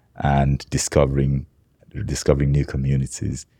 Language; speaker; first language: English; non-native, local second language; Igbo